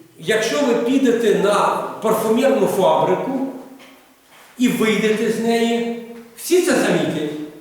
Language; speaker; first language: Ukrainian; non-native, local second language; Russian